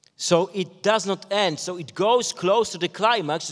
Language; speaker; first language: English; non-native, fluent; Polish